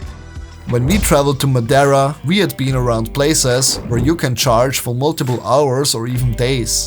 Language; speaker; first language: English; non-native, fluent; German